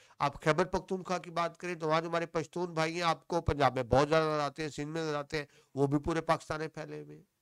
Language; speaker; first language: Urdu; non-native, local second language; Punjabi